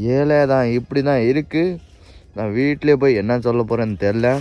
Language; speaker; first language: Tamil; non-native, learner; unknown